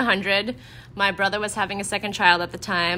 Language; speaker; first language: English; native; English